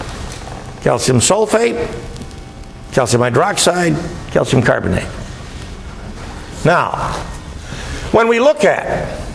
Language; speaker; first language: English; native; English